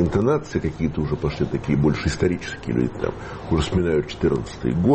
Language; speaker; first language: Russian; native; Russian